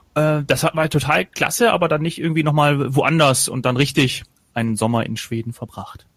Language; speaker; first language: German; native; German